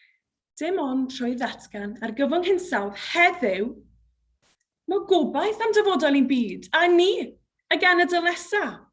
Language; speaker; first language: Welsh; native; Welsh